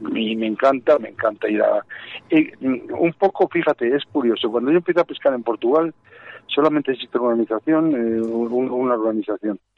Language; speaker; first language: Spanish; native; Spanish